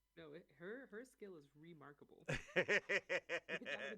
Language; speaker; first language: English; native; English